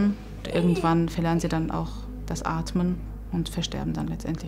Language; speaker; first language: German; native; German